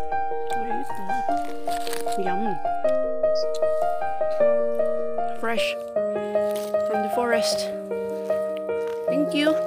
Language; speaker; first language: English; non-native, local second language; Filipino